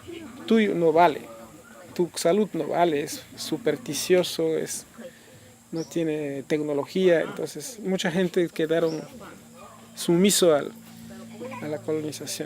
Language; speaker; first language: Spanish; non-native, local second language; Quechua